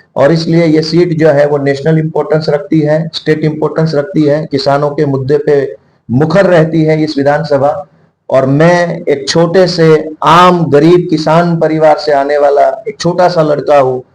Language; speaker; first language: Hindi; non-native, local second language; Gujarati